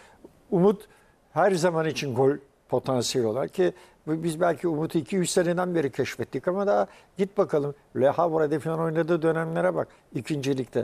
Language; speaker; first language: Turkish; native; Turkish